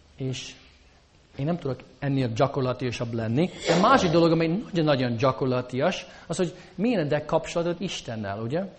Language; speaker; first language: Hungarian; non-native, fluent; English